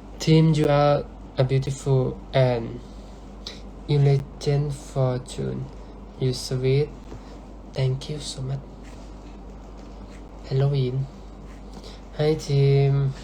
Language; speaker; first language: English; non-native, learner; Thai